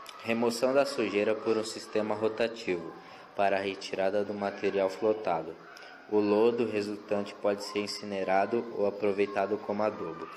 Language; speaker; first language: Portuguese; native; Portuguese